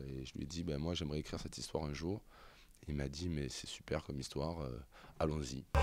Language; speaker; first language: French; native; French